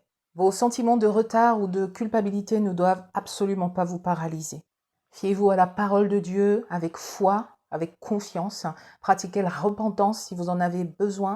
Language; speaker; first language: French; native; French